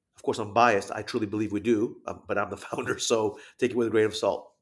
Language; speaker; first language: English; early bilingual, other home language; Thai